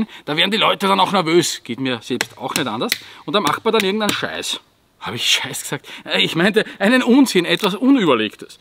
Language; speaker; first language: German; native; German